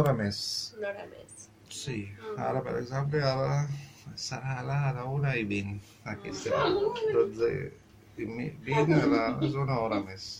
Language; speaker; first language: Catalan; non-native, fluent; Arabic